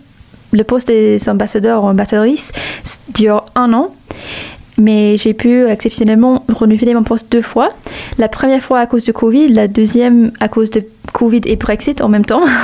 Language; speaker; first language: French; non-native, fluent; English